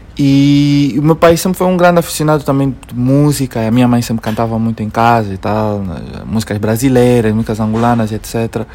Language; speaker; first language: Portuguese; native; Portuguese